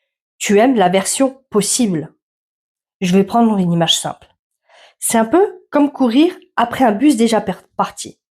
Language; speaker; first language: French; native; French